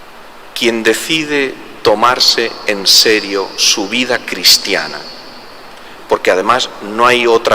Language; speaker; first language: Spanish; native; Spanish